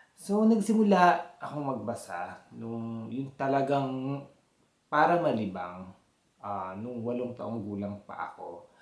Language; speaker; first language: Filipino; native; Filipino